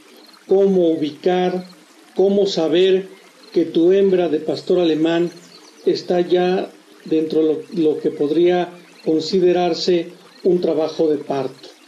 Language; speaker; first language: Spanish; native; Spanish